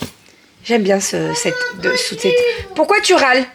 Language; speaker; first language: French; native; French